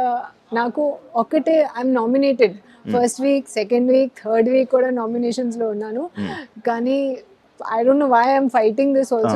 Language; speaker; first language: Telugu; non-native, learner; Hindi